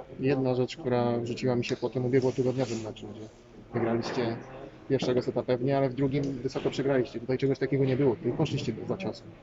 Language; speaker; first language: Polish; native; Polish